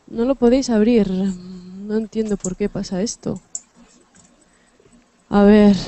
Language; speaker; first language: Spanish; native; Spanish